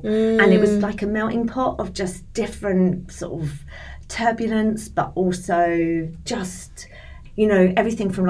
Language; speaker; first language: English; native; English